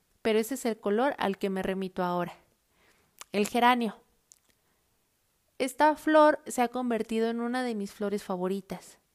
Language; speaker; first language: Spanish; native; Spanish